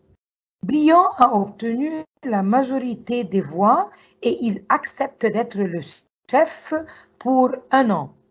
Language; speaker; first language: French; non-native, learner; Arabic